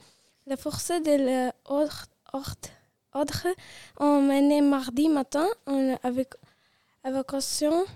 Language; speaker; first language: French; non-native, learner; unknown